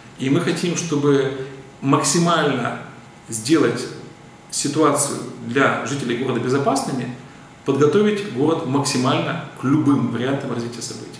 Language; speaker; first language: Russian; native; Russian